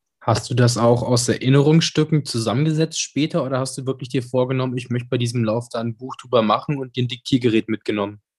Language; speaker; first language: German; native; German